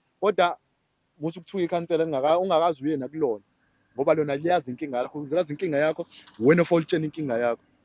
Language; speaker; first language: Zulu; native; Zulu